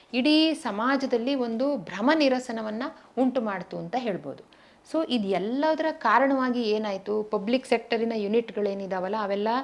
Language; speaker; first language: Kannada; native; Kannada